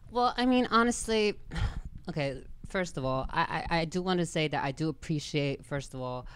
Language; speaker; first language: English; native; English